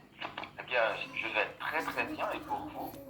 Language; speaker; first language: French; non-native, local second language; Haitian Creole